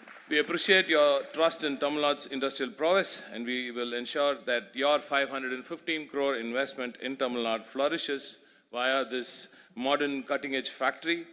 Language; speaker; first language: English; non-native, local second language; Tamil